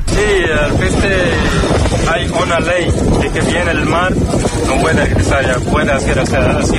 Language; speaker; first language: Spanish; non-native, learner; Arabic